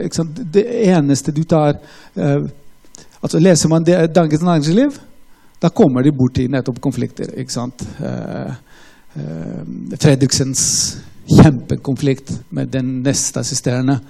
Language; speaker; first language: Norwegian; non-native, fluent; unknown